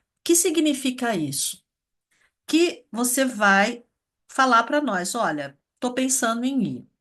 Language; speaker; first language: Portuguese; early bilingual, other home language; Chinese